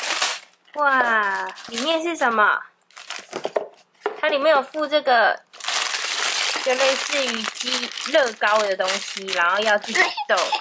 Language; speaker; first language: Chinese; native; Chinese